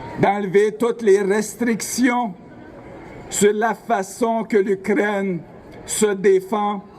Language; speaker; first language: French; non-native, local second language; Ukrainian